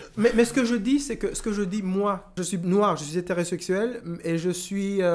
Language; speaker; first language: French; non-native, local second language; Kinyarwanda